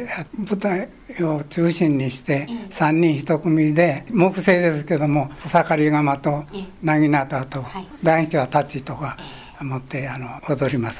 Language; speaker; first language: Japanese; native; Japanese